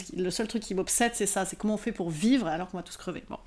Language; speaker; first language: French; native; French